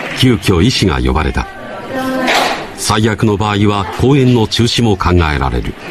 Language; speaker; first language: Japanese; native; Japanese